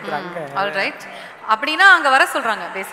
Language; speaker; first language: Tamil; native; Tamil